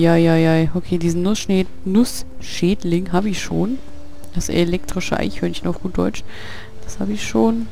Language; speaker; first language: German; native; German